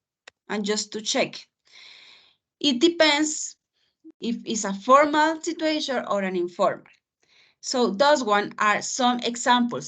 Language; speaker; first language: English; non-native, fluent; Spanish